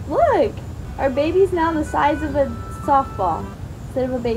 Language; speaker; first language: English; native; English